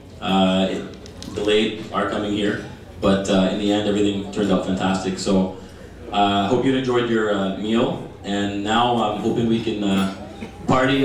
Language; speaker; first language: English; early bilingual, other home language; Greek